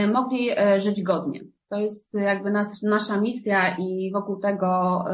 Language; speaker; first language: Polish; native; Polish